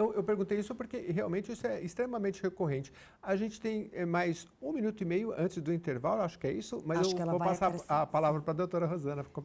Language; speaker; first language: Portuguese; native; Portuguese